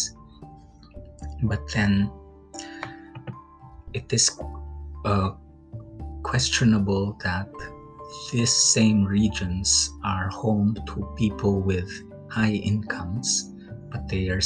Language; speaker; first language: English; non-native, local second language; Filipino